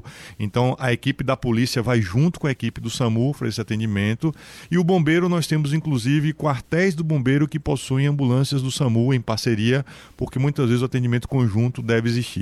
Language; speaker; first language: Portuguese; native; Portuguese